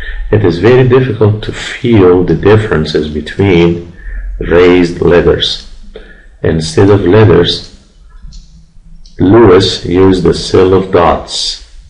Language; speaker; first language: English; non-native, fluent; Persian